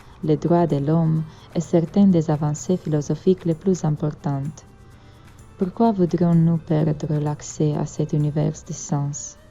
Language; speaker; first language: French; non-native, fluent; Romanian